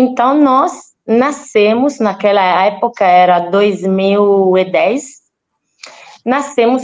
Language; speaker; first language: Portuguese; non-native, fluent; Italian